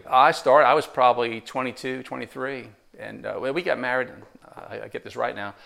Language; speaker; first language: English; native; English